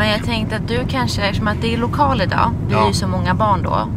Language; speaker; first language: Swedish; native; Swedish